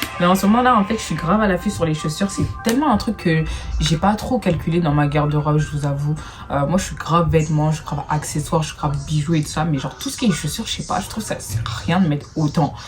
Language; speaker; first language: French; native; French